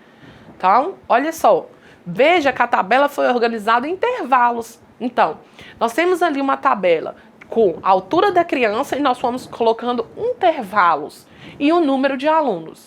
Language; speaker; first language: Portuguese; native; Portuguese